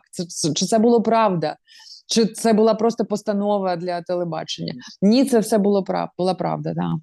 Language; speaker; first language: Ukrainian; non-native, local second language; Russian